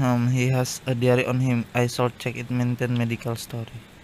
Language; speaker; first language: English; non-native, learner; Indonesian